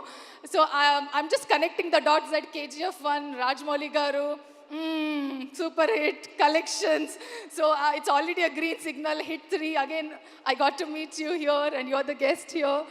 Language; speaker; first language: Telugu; non-native, learner; Kannada